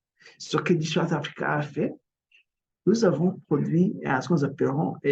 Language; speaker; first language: French; non-native, local second language; Kinyarwanda